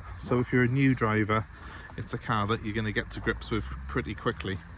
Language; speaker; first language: English; native; English